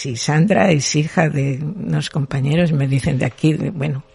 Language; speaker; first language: Spanish; non-native, local second language; Galician